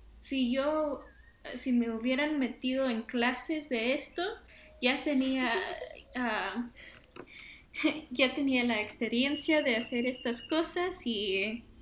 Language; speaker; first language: Spanish; early bilingual, heritage; Spanish